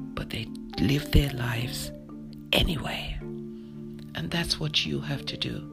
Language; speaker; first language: English; native; English